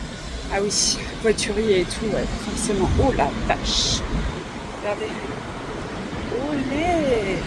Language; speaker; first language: French; native; French